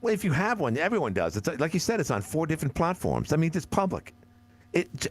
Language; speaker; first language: English; native; English